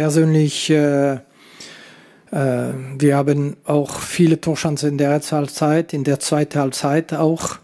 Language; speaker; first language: German; non-native, local second language; French